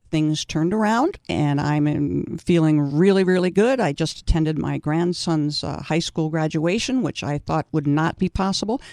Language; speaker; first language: English; native; English